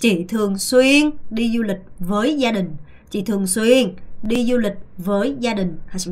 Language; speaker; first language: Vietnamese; non-native, fluent; Korean